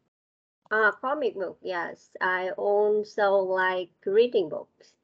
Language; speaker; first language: English; non-native, learner; Vietnamese